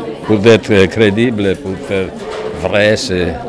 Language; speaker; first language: French; non-native, fluent; Polish